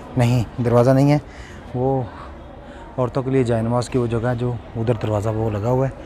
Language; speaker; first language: Urdu; non-native, local second language; Punjabi